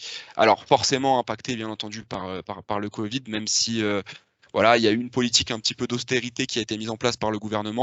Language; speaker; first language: French; native; French